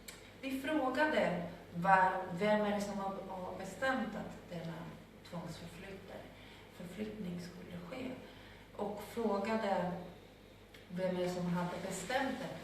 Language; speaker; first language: Swedish; non-native, fluent; Spanish